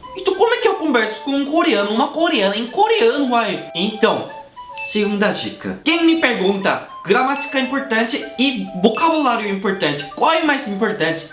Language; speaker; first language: Portuguese; non-native, fluent; Korean